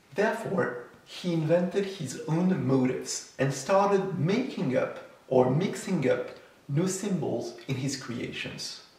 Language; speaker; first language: English; non-native, fluent; French